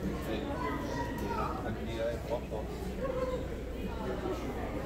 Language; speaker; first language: Spanish; non-native, learner; English